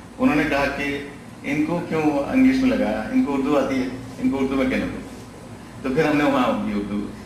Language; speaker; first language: Urdu; non-native, fluent; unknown